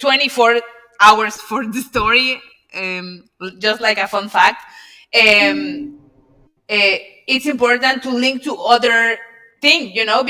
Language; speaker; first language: English; non-native, learner; Spanish